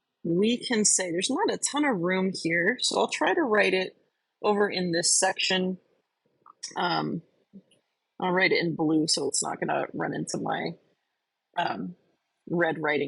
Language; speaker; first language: English; native; English